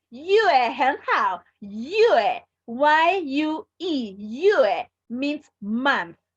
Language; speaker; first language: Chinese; non-native, fluent; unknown